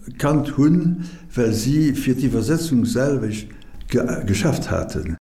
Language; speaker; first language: Luxembourgish; non-native, fluent; French